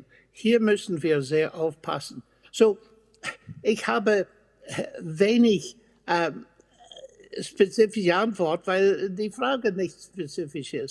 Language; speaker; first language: German; non-native, fluent; English